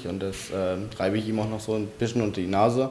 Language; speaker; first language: German; native; German